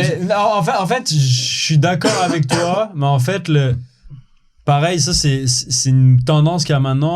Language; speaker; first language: French; native; French